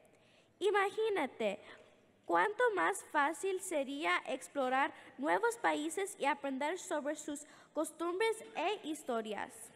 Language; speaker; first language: Spanish; early bilingual, heritage; English